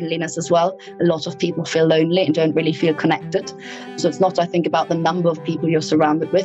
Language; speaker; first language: English; non-native, fluent; German